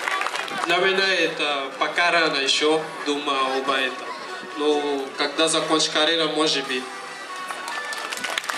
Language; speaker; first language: Russian; non-native, learner; Portuguese